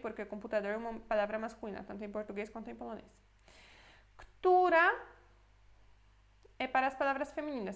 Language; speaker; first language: Portuguese; non-native, fluent; Polish